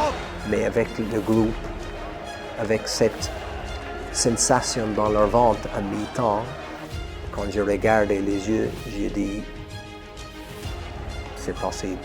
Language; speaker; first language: French; non-native, fluent; English